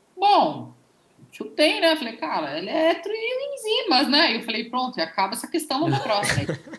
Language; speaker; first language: Portuguese; native; Portuguese